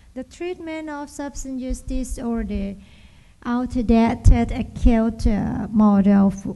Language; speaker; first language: English; non-native, learner; Thai